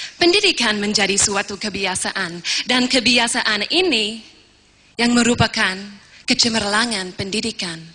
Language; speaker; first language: Malay; non-native, fluent; English